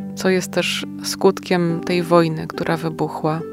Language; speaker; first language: Polish; native; Polish